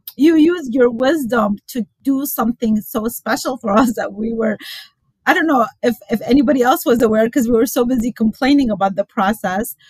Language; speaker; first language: English; early bilingual, other home language; Arabic